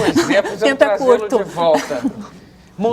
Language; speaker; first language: Portuguese; native; Portuguese